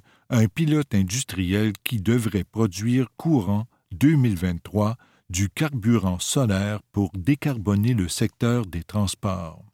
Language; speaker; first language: French; native; French